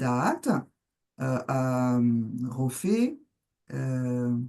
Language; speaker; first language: Hebrew; non-native, learner; French